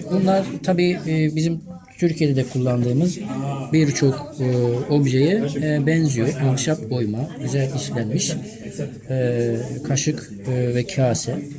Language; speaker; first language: Turkish; native; Turkish